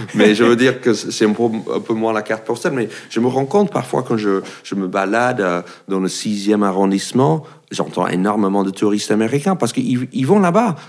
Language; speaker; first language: French; non-native, fluent; English